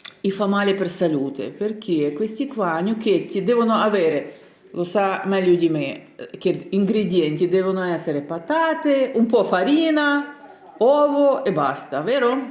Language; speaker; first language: Italian; non-native, learner; Ukrainian